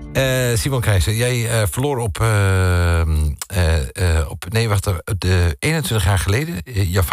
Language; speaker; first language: Dutch; native; Dutch